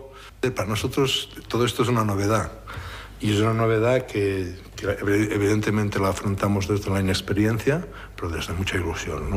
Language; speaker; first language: Spanish; non-native, local second language; Catalan